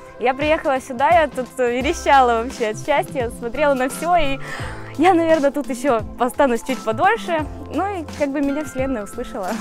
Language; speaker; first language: Russian; native; Russian